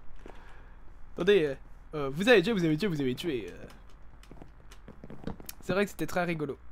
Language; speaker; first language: French; native; French